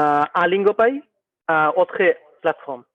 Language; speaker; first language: French; non-native, learner; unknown